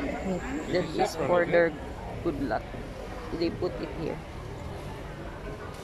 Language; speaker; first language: English; non-native, local second language; Filipino